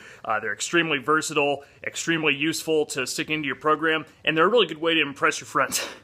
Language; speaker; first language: English; native; English